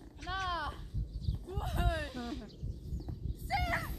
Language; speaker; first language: Korean; early bilingual, other home language; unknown